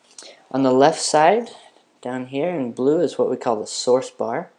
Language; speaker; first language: English; native; English